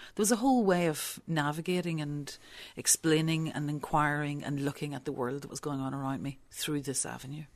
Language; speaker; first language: English; native; English